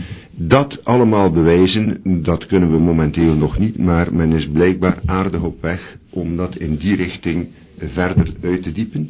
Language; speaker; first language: Dutch; native; Dutch